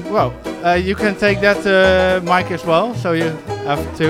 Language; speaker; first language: English; non-native, fluent; Dutch